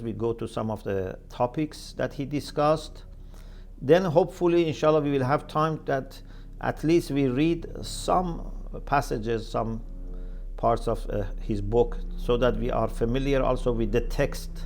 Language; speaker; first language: English; non-native, fluent; Persian